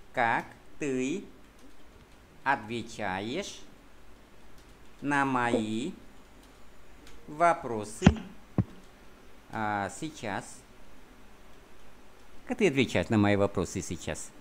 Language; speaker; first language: Russian; non-native, fluent; Vietnamese